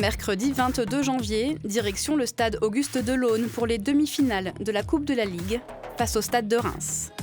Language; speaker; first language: French; native; French